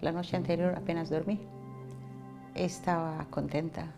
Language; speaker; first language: Spanish; non-native, fluent; Somali